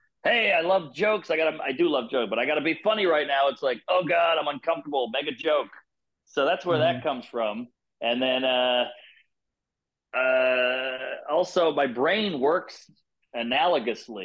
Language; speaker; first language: English; native; English